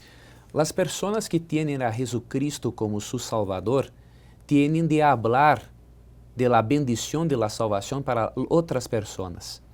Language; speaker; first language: Spanish; non-native, learner; Portuguese